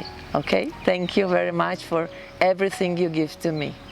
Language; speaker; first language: English; non-native, learner; Portuguese